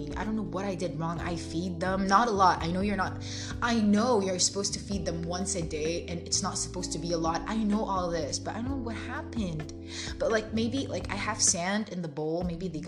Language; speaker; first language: English; non-native, fluent; Arabic